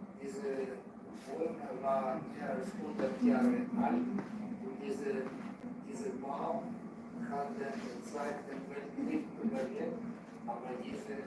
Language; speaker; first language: German; non-native, learner; Ukrainian